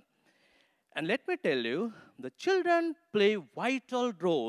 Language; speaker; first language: English; non-native, local second language; Nepali